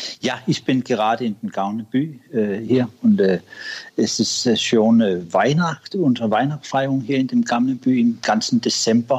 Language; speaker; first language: German; non-native, learner; Danish